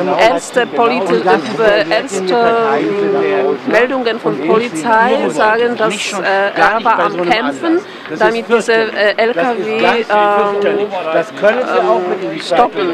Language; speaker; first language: German; non-native, learner; Polish